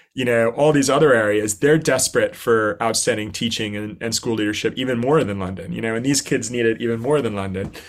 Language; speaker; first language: English; native; English